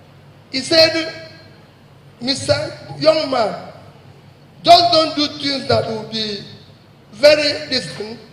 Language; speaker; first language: English; non-native, local second language; Igbo